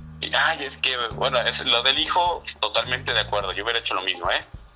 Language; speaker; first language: Spanish; native; Spanish